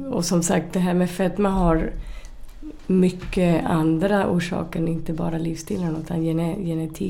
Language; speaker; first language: Swedish; non-native, fluent; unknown